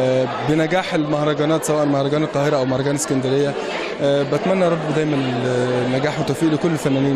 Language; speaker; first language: Arabic; native; Arabic